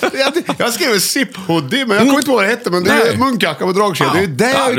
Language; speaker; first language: Swedish; native; Swedish